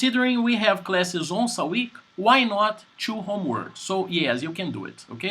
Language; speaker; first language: English; non-native, fluent; Portuguese